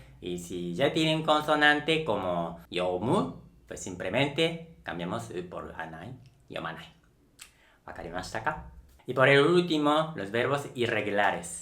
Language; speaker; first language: Spanish; non-native, local second language; Japanese